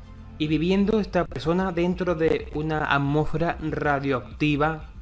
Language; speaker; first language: Spanish; native; Spanish